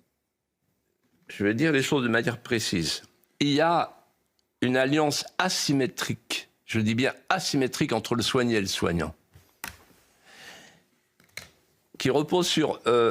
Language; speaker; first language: French; native; French